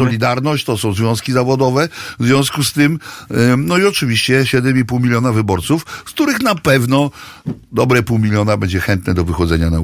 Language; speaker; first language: Polish; native; Polish